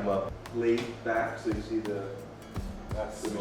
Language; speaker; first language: English; native; English